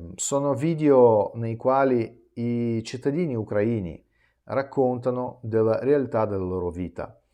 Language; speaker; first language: Italian; non-native, fluent; Russian